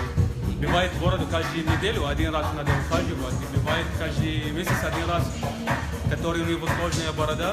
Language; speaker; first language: Russian; non-native, local second language; Georgian